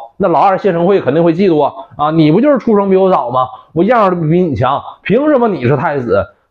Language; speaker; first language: Chinese; native; Chinese